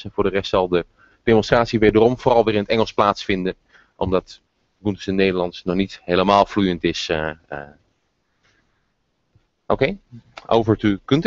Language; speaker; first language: Dutch; native; Dutch